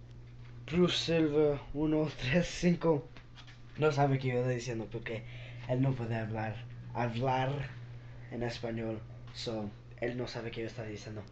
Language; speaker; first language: Spanish; non-native, learner; English